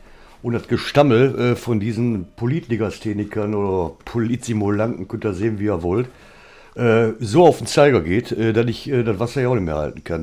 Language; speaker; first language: German; native; German